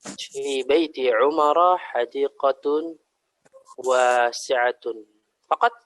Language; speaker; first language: Arabic; non-native, fluent; Indonesian